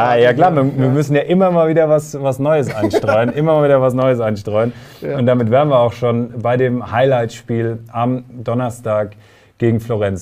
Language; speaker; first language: German; native; German